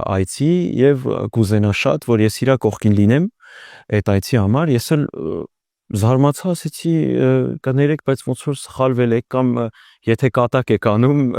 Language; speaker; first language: Armenian; early bilingual, heritage; Armenian